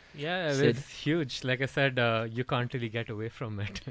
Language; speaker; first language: English; non-native, local second language; Odia